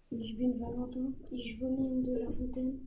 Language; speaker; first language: German; non-native, learner; French